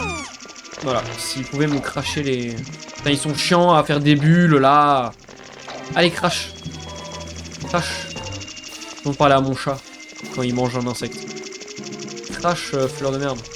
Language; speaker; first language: French; native; French